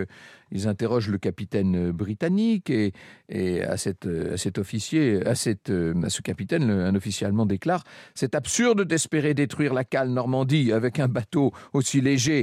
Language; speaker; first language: French; native; French